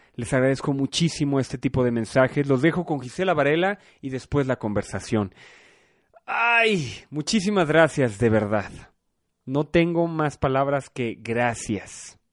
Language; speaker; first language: Spanish; native; Spanish